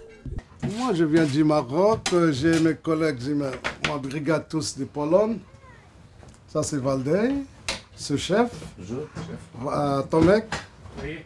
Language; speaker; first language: French; non-native, local second language; Arabic